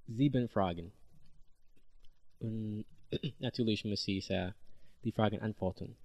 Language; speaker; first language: German; non-native, learner; English